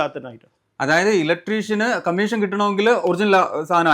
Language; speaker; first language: Malayalam; native; Malayalam